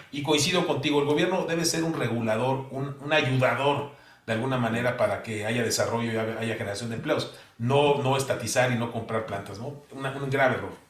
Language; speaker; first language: Spanish; native; Spanish